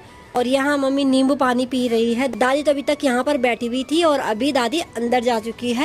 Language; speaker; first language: Hindi; native; Hindi